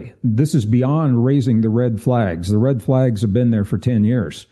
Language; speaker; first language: English; native; English